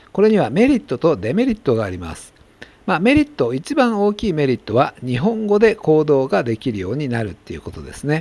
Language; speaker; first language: Japanese; native; Japanese